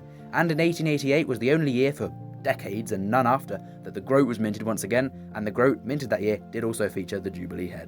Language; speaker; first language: English; native; English